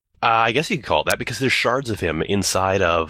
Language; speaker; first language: English; native; English